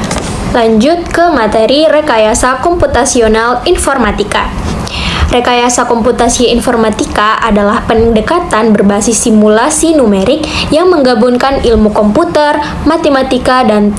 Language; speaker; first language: Indonesian; native; Indonesian